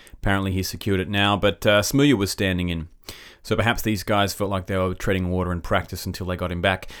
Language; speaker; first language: English; native; English